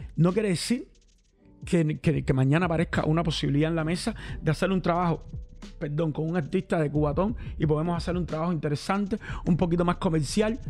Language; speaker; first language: Spanish; native; Spanish